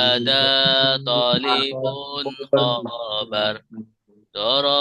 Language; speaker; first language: Arabic; non-native, fluent; Indonesian